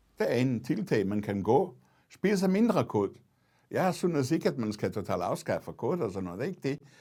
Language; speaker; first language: Danish; non-native, fluent; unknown